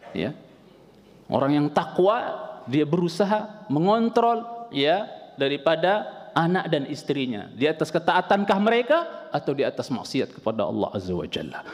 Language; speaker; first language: Indonesian; non-native, local second language; Sundanese